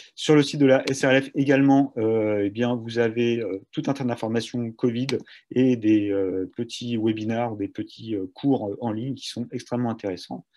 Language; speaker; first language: French; native; French